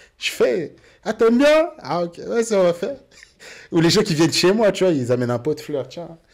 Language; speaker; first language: French; early bilingual, other home language; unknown